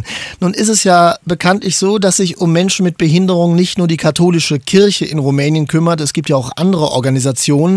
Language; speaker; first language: German; native; German